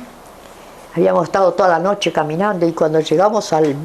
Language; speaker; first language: Spanish; native; Spanish